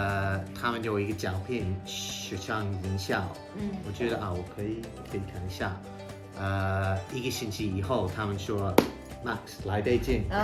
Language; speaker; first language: Chinese; non-native, learner; English